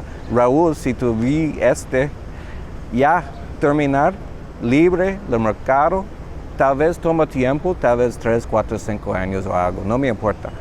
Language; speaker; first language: Spanish; non-native, learner; English